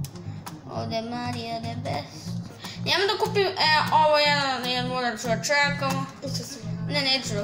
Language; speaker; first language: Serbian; early bilingual, heritage; Serbian